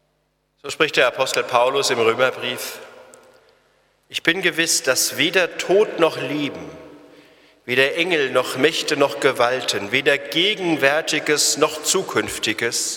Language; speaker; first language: German; native; German